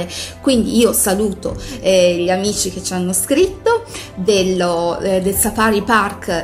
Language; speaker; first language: Italian; native; Italian